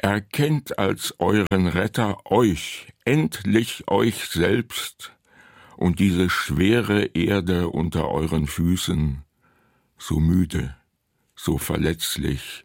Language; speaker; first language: German; native; German